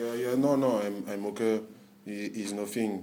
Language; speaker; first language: English; non-native, learner; French